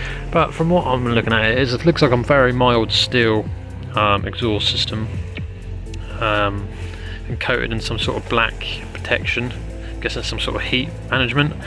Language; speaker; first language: English; native; English